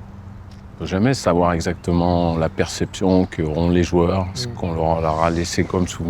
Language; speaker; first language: French; native; French